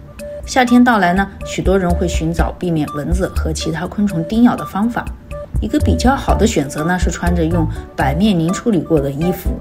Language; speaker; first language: Chinese; native; Chinese